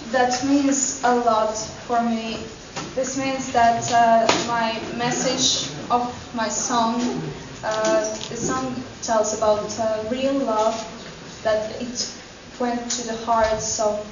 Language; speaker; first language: English; non-native, fluent; Estonian